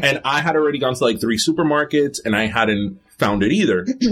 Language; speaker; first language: English; early bilingual, other home language; Spanish